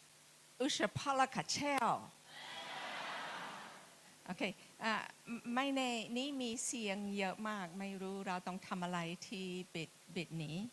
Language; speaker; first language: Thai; non-native, fluent; English